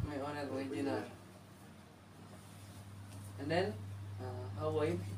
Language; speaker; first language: English; non-native, learner; Indonesian